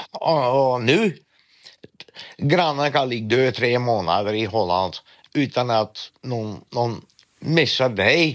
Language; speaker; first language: Swedish; non-native, fluent; Dutch